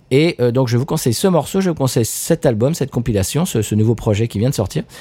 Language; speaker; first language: French; native; French